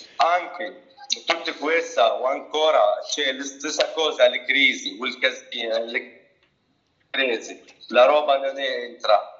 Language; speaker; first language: Italian; non-native, learner; Arabic